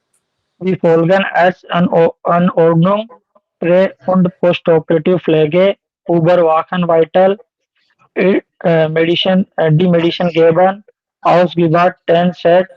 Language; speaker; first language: German; non-native, learner; Hindi